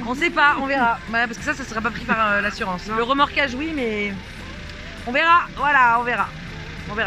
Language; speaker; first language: French; native; French